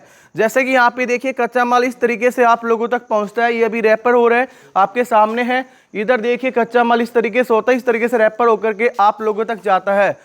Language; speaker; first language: Hindi; native; Hindi